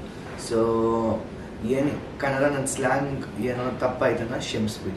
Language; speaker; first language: Kannada; early bilingual, heritage; Kannada